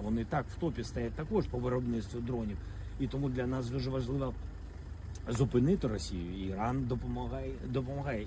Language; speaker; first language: Ukrainian; non-native, local second language; Russian